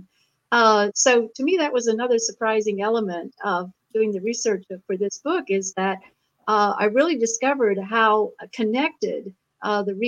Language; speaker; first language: English; native; English